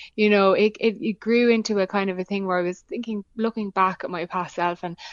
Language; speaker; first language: English; native; English